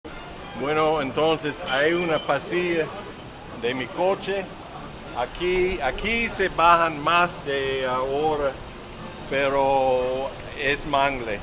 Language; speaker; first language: Spanish; non-native, learner; English